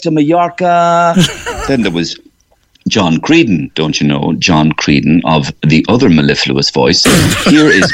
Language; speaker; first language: English; native; English